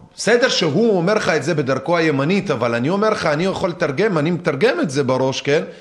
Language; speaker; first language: Hebrew; early bilingual, other home language; Russian